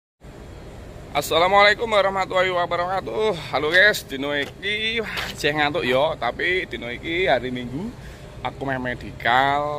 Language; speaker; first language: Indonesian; non-native, local second language; Javanese